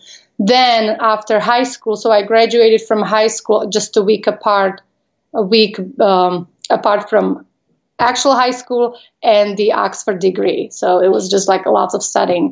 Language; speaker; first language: English; non-native, fluent; Slovak